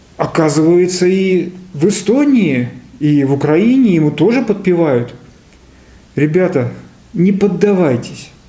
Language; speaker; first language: Russian; native; Russian